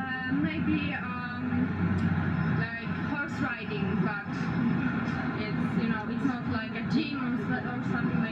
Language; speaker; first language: English; non-native, learner; Polish